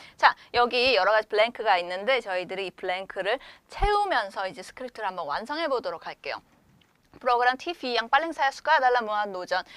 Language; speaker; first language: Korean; native; Korean